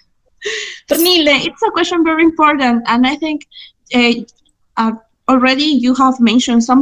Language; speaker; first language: English; non-native, fluent; Spanish